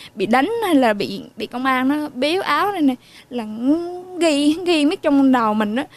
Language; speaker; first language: Vietnamese; native; Vietnamese